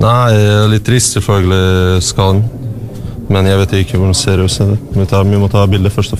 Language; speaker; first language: Norwegian; non-native, learner; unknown